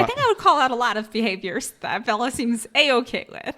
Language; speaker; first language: English; native; English